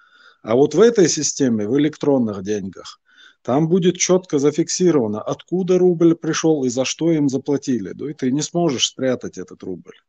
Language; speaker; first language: Russian; non-native, local second language; Chechen